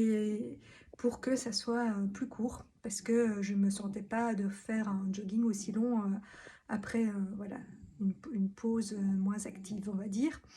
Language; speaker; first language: French; native; French